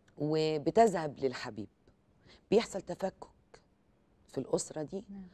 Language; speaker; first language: Arabic; native; Arabic